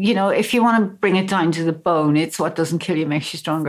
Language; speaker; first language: English; native; English